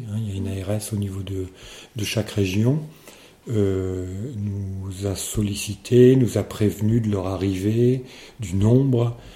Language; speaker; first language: French; native; French